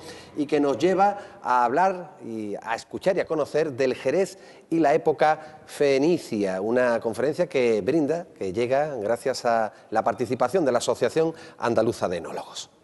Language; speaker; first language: Spanish; native; Spanish